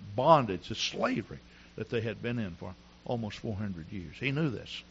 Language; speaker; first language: English; native; English